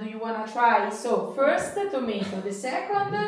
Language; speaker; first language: English; non-native, learner; Italian